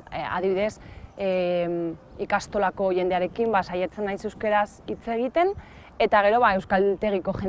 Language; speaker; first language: Basque; non-native, local second language; Spanish